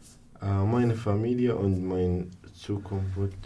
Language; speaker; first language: German; non-native, learner; Arabic